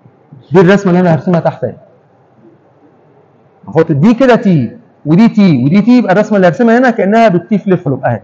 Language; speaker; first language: Arabic; native; Arabic